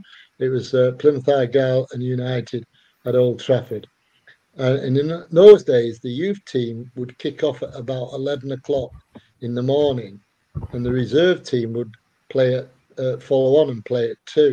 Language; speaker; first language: English; native; English